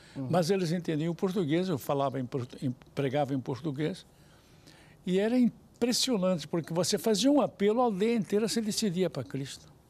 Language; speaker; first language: Portuguese; native; Portuguese